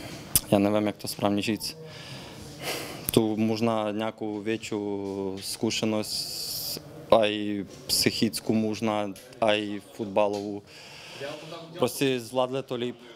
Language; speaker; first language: Czech; non-native, fluent; Ukrainian